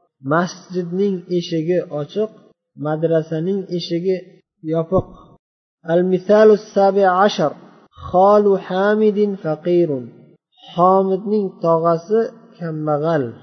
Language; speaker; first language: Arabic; non-native, fluent; Uzbek